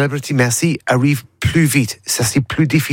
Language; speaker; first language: French; non-native, learner; English